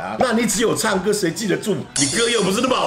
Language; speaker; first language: Chinese; native; Chinese